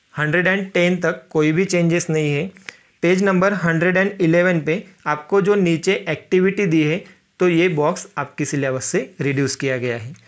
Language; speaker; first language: Hindi; non-native, local second language; Marathi